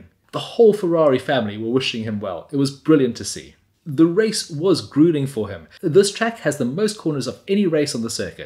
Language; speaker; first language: English; native; English